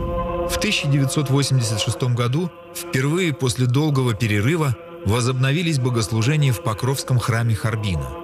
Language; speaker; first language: Russian; native; Russian